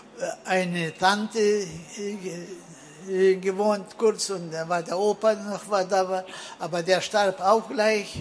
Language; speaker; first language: German; early bilingual, heritage; German